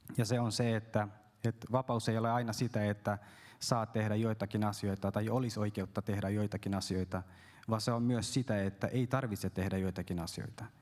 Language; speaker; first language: Finnish; early bilingual, other home language; Persian